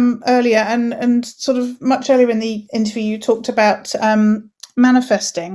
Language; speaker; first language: English; native; English